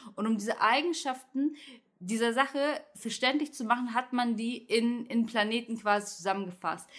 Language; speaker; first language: German; early bilingual, other home language; Turkish